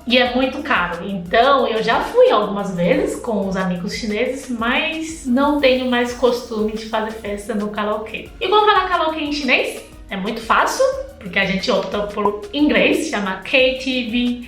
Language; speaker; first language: Portuguese; non-native, fluent; Chinese